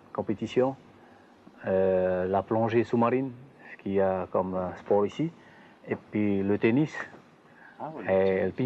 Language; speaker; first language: French; non-native, local second language; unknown